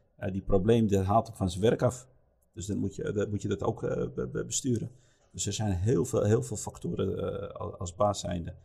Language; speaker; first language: Dutch; early bilingual, other home language; Riffian